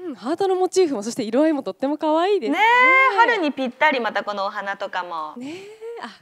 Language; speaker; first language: Japanese; native; Japanese